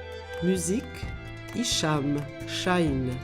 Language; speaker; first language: French; native; French